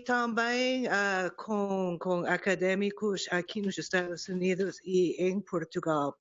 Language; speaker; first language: Portuguese; non-native, fluent; English